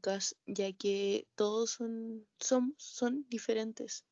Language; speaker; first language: Spanish; native; Spanish